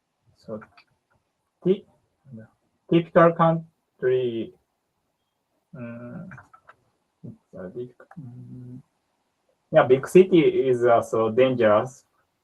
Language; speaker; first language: English; non-native, learner; Japanese